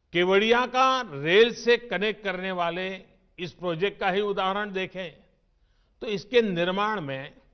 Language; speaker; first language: Hindi; non-native, local second language; Gujarati